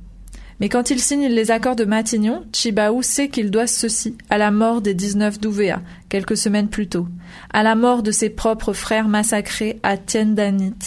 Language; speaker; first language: French; native; French